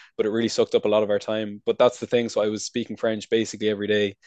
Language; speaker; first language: English; native; English